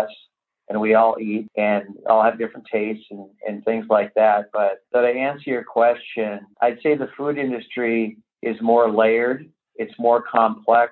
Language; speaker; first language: English; native; English